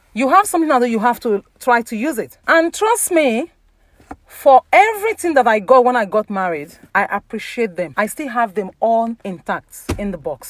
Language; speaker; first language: English; non-native, local second language; Yoruba